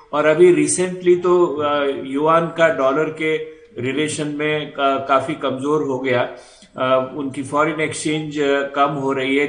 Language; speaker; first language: Hindi; native; Hindi